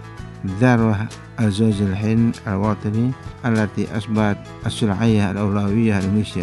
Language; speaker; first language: Arabic; non-native, fluent; Indonesian